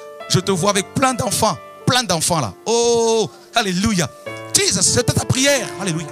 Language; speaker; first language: French; non-native, local second language; Lingala